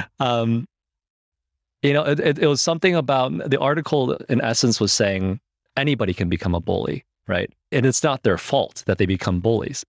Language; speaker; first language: English; early bilingual, other home language; Chinese